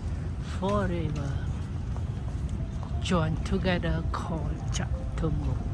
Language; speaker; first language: English; non-native, learner; Khmer